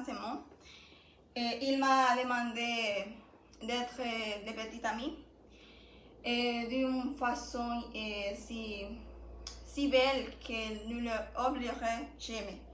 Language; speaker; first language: French; non-native, learner; Spanish